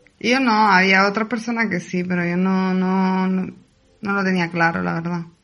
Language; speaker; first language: Spanish; non-native, fluent; Italian